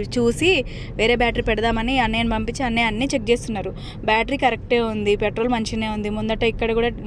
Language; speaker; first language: Telugu; native; Telugu